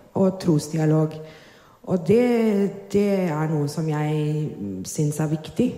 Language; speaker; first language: Norwegian; non-native, fluent; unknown